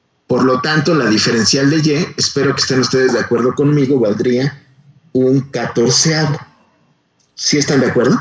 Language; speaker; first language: Spanish; native; Spanish